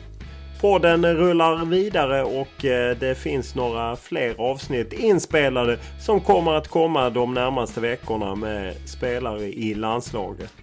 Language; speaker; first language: Swedish; native; Swedish